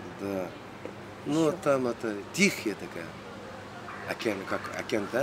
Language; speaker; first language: Russian; non-native, learner; Mongolian